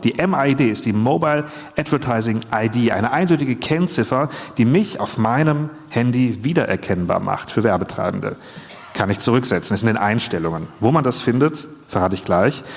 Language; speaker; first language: German; native; German